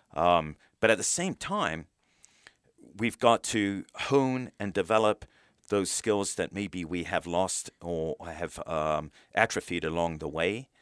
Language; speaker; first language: English; native; English